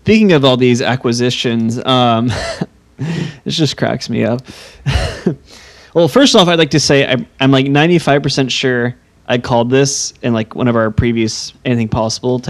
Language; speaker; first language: English; native; English